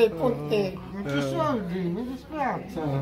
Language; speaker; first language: Italian; non-native, learner; Filipino